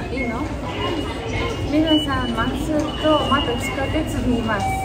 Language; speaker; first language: Japanese; non-native, fluent; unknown